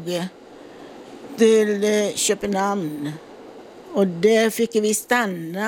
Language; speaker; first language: Swedish; non-native, fluent; Italian